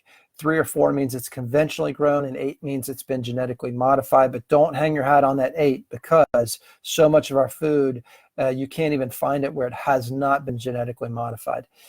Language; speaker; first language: English; native; English